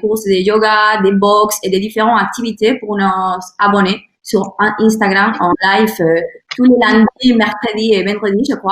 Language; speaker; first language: French; non-native, learner; Spanish